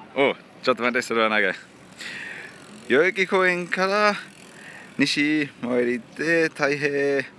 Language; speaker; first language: Japanese; non-native, learner; English